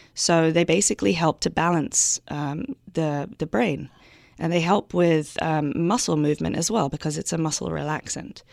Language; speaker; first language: English; native; English